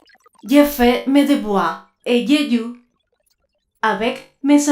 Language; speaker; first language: French; non-native, learner; Spanish